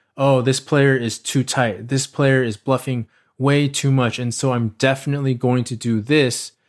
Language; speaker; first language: English; native; English